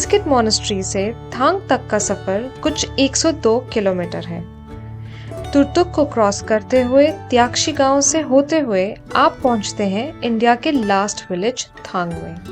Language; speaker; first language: Hindi; native; Hindi